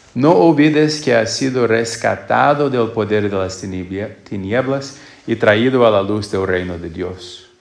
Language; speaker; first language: Spanish; non-native, fluent; English